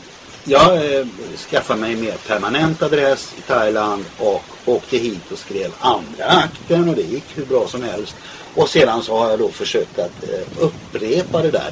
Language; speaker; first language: Swedish; native; Swedish